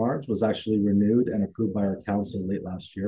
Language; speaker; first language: English; native; English